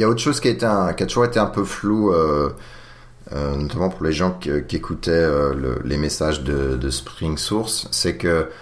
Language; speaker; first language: French; native; French